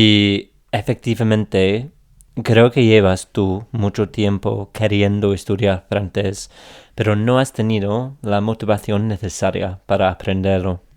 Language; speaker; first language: Spanish; non-native, fluent; English